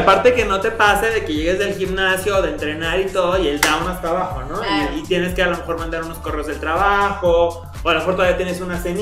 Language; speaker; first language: Spanish; native; Spanish